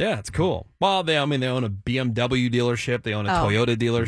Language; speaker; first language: English; native; English